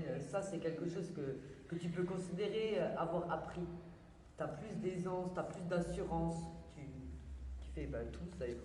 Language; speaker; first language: French; native; French